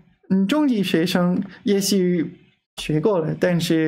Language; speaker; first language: Chinese; non-native, fluent; English